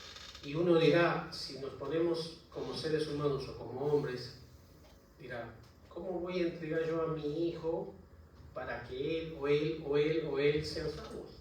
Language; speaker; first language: Spanish; native; Spanish